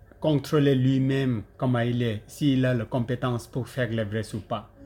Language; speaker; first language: French; non-native, learner; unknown